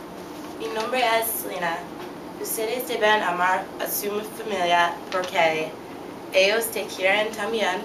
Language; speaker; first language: Spanish; non-native, learner; English